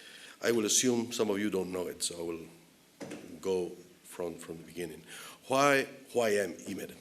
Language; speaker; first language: English; non-native, fluent; Spanish